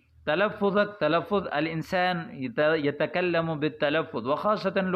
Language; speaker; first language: Arabic; non-native, fluent; Urdu